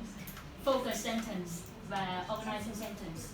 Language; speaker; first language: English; non-native, learner; Vietnamese